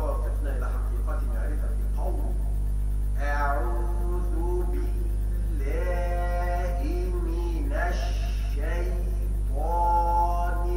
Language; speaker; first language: Arabic; native; Arabic